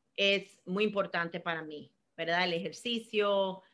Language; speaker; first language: Spanish; early bilingual, heritage; Spanish